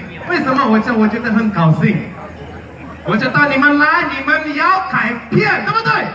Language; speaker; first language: Chinese; non-native, local second language; Malay